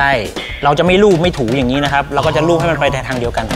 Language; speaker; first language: Thai; native; Thai